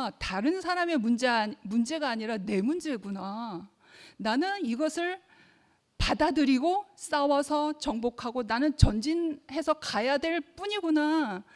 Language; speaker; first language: Korean; native; Korean